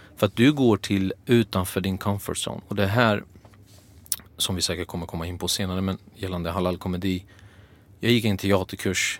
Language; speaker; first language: Swedish; early bilingual, other home language; Kurdish